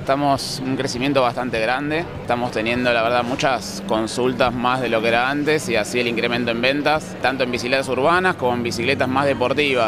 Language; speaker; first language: Spanish; native; Spanish